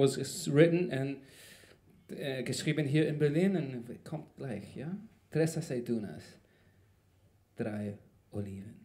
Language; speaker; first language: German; non-native, learner; Spanish